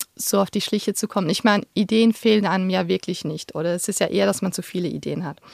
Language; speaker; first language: German; non-native, local second language; Luxembourgish